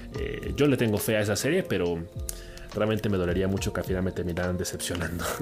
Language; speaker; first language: Spanish; native; Spanish